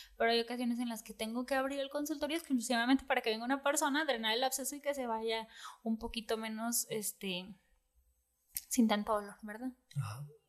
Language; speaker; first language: Spanish; native; Spanish